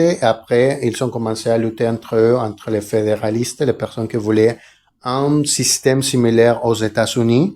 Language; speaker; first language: French; non-native, fluent; Spanish